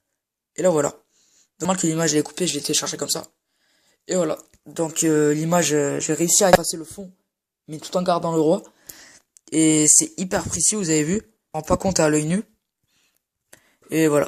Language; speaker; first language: French; native; French